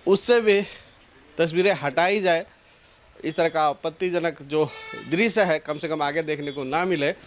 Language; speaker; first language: Hindi; non-native, local second language; Assamese